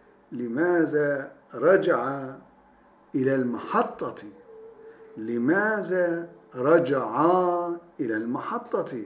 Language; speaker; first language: Arabic; non-native, fluent; Turkish